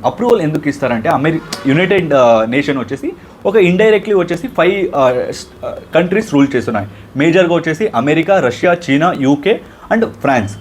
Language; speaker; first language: Telugu; non-native, local second language; Kannada